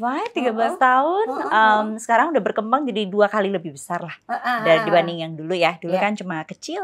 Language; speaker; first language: Indonesian; native; Indonesian